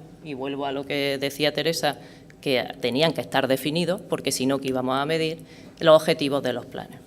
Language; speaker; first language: Spanish; native; Spanish